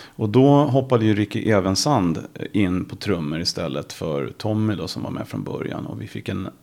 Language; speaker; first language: Swedish; native; Swedish